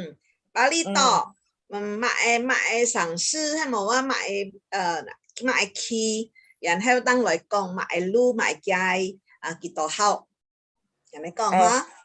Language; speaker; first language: Chinese; early bilingual, heritage; Chinese